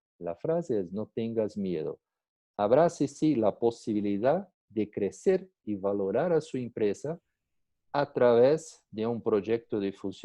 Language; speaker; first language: Spanish; non-native, fluent; Portuguese